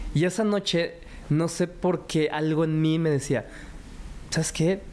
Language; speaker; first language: Spanish; early bilingual, other home language; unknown